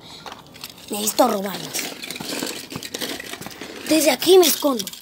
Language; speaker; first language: Spanish; native; Spanish